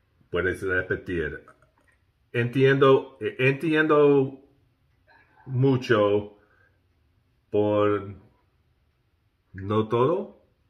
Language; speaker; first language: Spanish; non-native, learner; English